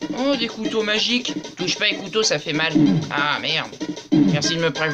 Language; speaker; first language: French; native; French